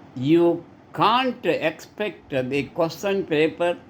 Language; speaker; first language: English; non-native, local second language; Telugu